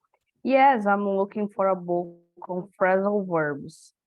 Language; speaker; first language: English; non-native, learner; Portuguese